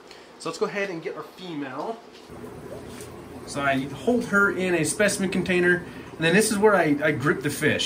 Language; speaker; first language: English; native; English